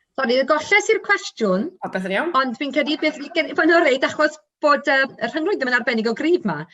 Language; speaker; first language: Welsh; native; Welsh